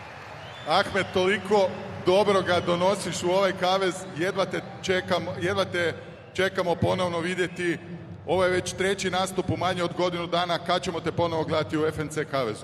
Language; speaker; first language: Croatian; native; Croatian